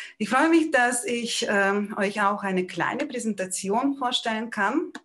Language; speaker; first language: German; non-native, fluent; Ukrainian